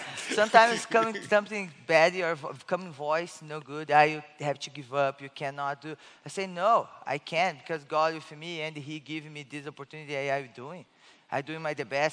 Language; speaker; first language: English; non-native, learner; Portuguese